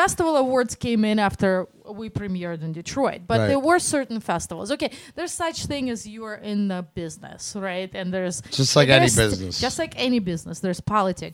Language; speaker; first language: English; non-native, fluent; Russian